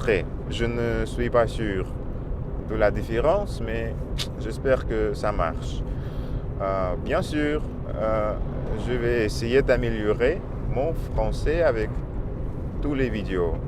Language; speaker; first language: French; non-native, learner; Russian